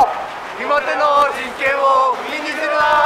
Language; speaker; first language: Japanese; native; Japanese